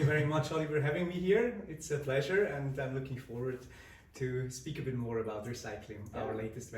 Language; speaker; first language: English; non-native, fluent; Swiss German